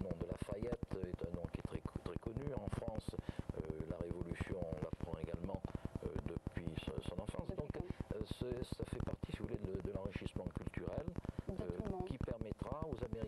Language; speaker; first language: French; native; French